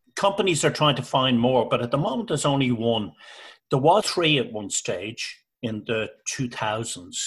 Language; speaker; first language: English; native; English